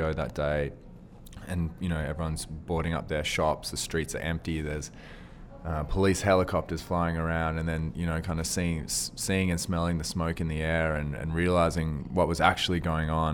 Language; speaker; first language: English; native; English